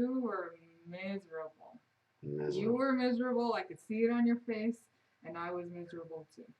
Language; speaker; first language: English; native; English